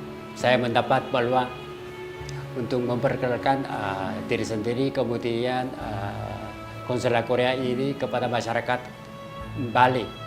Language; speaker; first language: Indonesian; non-native, fluent; Korean